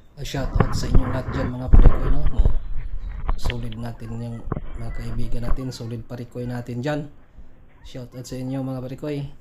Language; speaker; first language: Filipino; non-native, local second language; Cebuano